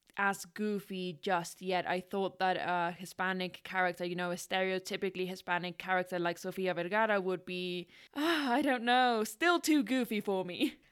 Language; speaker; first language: English; non-native, fluent; Spanish